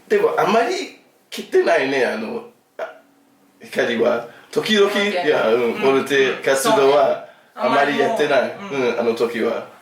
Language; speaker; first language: Japanese; non-native, fluent; English